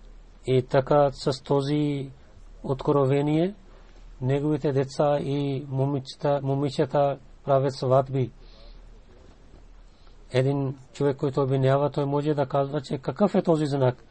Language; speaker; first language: Bulgarian; non-native, learner; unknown